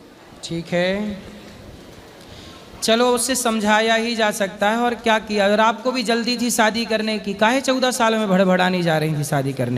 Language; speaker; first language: Hindi; native; Hindi